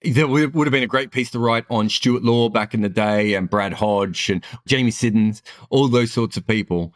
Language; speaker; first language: English; native; English